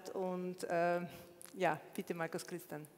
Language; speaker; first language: German; native; German